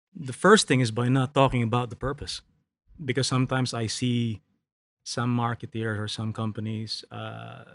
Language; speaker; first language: English; non-native, local second language; Filipino